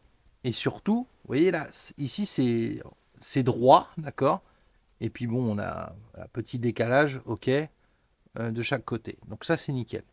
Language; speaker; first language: French; native; French